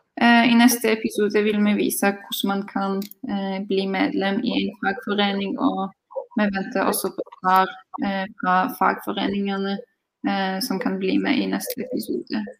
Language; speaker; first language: Norwegian; non-native, fluent; Polish